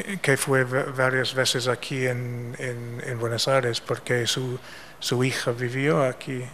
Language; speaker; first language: Spanish; non-native, fluent; English